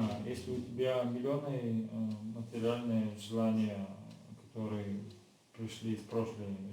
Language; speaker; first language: Russian; non-native, learner; Bulgarian